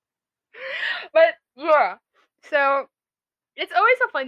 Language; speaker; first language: English; non-native, local second language; Filipino